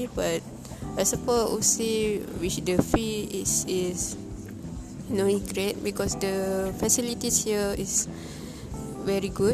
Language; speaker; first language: English; non-native, local second language; Malay